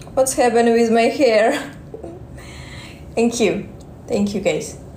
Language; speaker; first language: English; non-native, learner; Russian